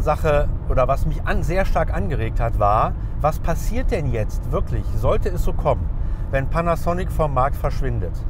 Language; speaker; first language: German; native; German